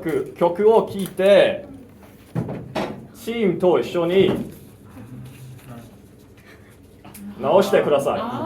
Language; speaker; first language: Japanese; non-native, fluent; English